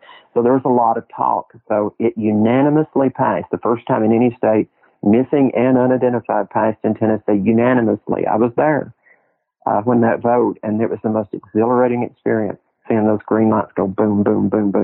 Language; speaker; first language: English; native; English